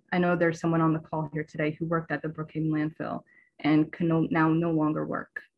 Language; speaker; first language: English; native; English